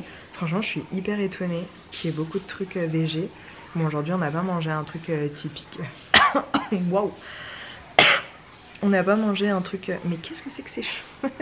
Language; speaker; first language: French; native; French